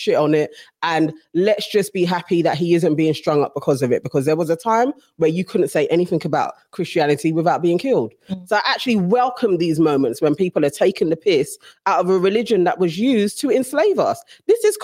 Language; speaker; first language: English; native; English